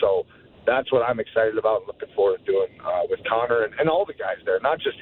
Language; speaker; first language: English; native; English